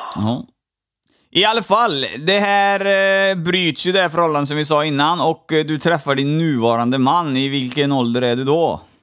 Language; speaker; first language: Swedish; native; Swedish